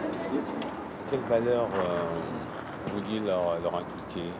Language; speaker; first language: French; early bilingual, other home language; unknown